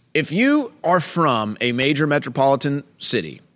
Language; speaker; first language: English; native; English